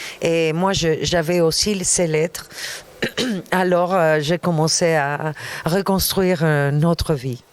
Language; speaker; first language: French; non-native, fluent; Arabic